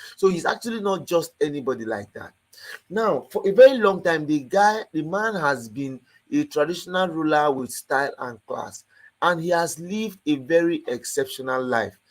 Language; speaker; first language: Nigerian Pidgin; native; Nigerian Pidgin